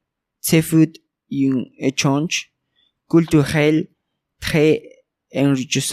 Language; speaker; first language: French; non-native, learner; Spanish